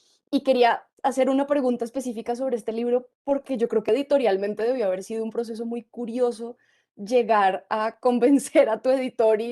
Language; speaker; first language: Spanish; native; Spanish